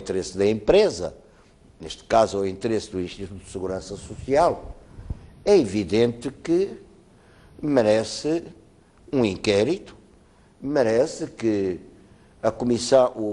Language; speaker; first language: Portuguese; native; Portuguese